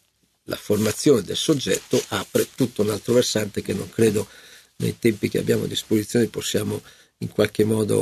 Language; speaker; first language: Italian; native; Italian